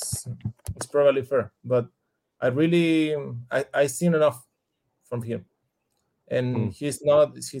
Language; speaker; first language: English; non-native, fluent; Spanish